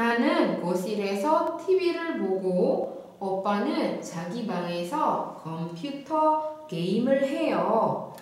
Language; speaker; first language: Korean; non-native, fluent; Indonesian